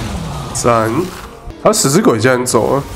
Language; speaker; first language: Chinese; native; Chinese